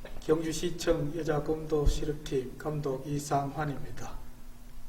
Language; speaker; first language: Korean; native; Korean